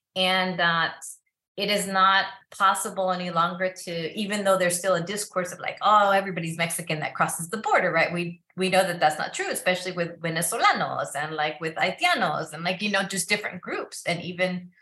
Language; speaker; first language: English; early bilingual, other home language; Spanish